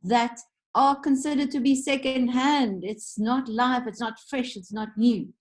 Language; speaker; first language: English; non-native, local second language; Afrikaans